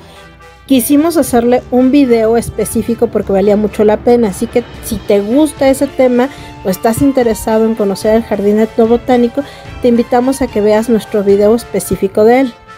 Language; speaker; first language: Spanish; native; Spanish